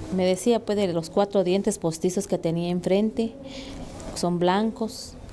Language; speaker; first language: Spanish; native; Spanish